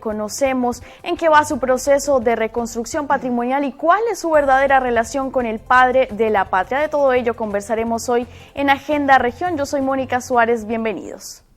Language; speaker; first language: Spanish; native; Spanish